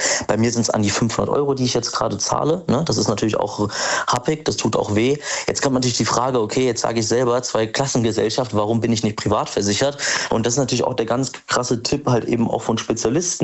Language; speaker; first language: German; native; German